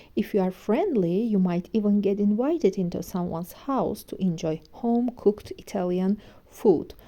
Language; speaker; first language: English; non-native, fluent; Azerbaijani